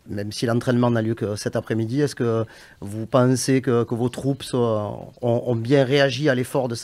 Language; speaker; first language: French; native; French